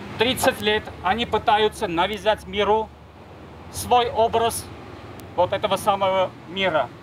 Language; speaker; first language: Russian; non-native, local second language; Armenian